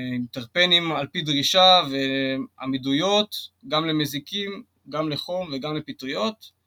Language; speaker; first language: Hebrew; native; Hebrew